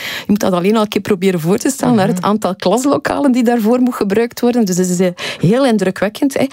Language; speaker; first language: Dutch; native; Dutch